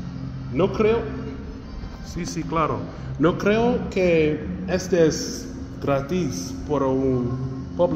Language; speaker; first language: Spanish; non-native, learner; English